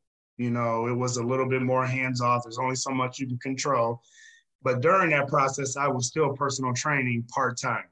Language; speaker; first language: English; native; English